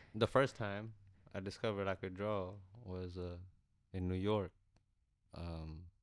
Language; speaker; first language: English; early bilingual, other home language; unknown